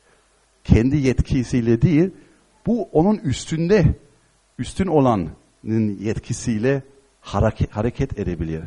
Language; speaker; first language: Turkish; non-native, fluent; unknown